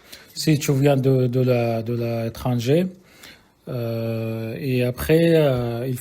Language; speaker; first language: French; non-native, learner; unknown